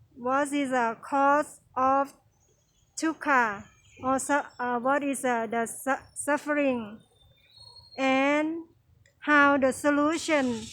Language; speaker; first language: English; non-native, learner; Thai